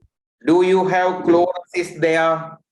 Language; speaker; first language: English; non-native, local second language; Tamil